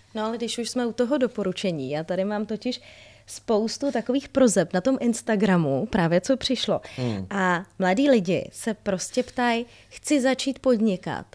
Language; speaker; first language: Czech; native; Czech